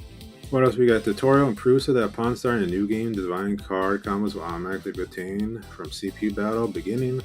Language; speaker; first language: English; native; English